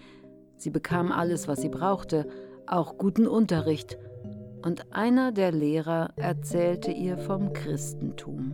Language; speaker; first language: German; native; German